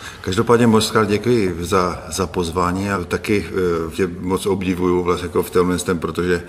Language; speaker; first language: Czech; non-native, fluent; Hungarian